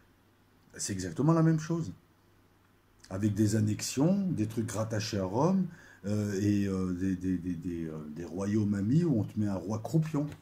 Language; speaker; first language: French; native; French